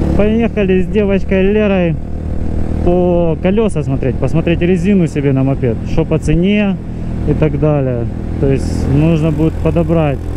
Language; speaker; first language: Russian; native; Russian